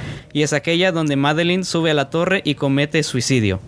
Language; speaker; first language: Spanish; native; Spanish